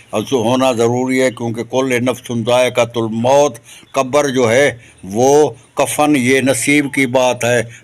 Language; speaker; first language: Urdu; non-native, local second language; Sindhi